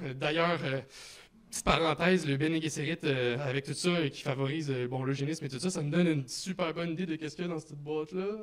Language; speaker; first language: French; native; French